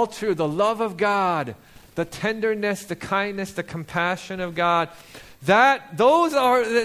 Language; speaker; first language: English; early bilingual, other home language; Korean